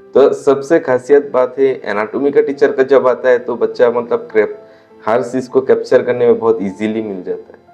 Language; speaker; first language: Hindi; non-native, local second language; Assamese